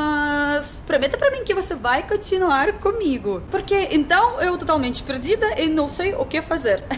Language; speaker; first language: Portuguese; non-native, learner; Russian